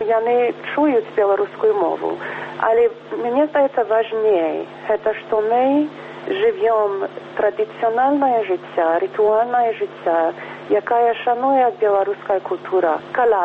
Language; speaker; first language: Belarusian; early bilingual, heritage; Belarusian